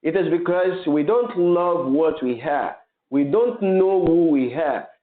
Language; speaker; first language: English; non-native, local second language; Yoruba